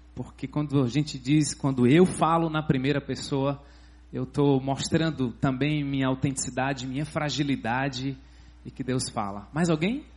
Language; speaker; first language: Portuguese; native; Portuguese